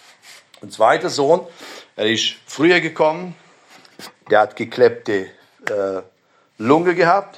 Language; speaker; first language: German; non-native, fluent; Romanian